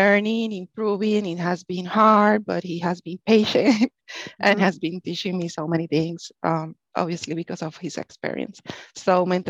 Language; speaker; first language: English; non-native, fluent; Spanish